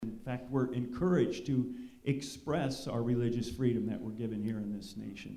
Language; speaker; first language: English; native; English